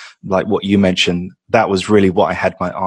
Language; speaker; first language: English; native; English